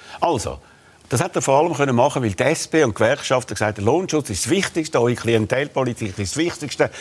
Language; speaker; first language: German; native; German